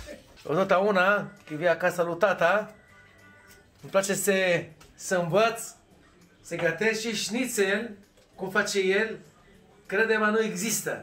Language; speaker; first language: Romanian; non-native, fluent; Hebrew